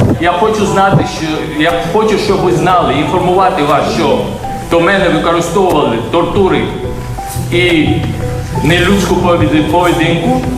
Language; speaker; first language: Ukrainian; non-native, learner; Georgian